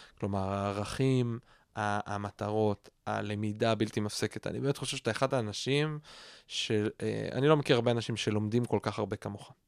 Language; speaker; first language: Hebrew; native; Hebrew